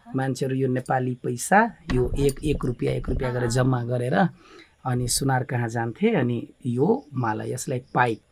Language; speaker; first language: Nepali; non-native, local second language; Maithili